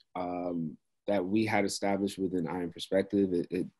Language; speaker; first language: English; native; English